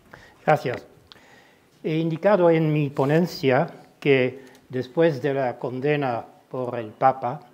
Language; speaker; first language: Spanish; non-native, fluent; Dutch